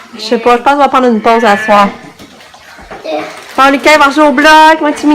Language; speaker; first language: French; native; French